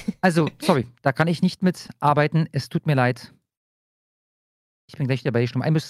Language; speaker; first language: German; native; German